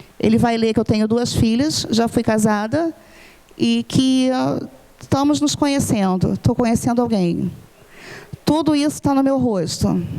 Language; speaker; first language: Portuguese; non-native, fluent; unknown